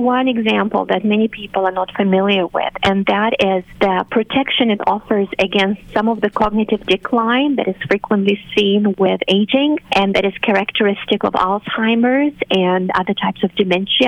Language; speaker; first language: English; non-native, fluent; Romanian